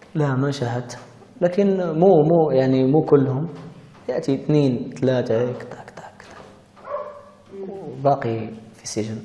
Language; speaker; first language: Arabic; early bilingual, heritage; Arabic